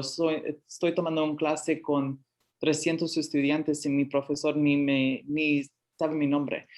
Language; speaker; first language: Spanish; early bilingual, heritage; Spanish